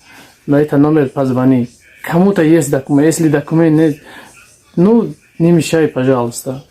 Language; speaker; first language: Russian; non-native, learner; Tajik